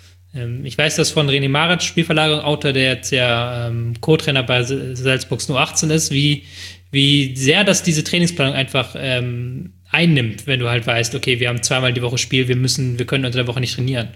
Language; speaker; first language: German; native; German